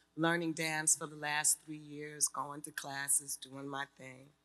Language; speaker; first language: English; native; English